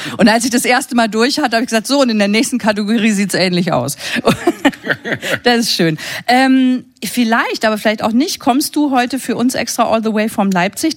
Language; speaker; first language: German; native; German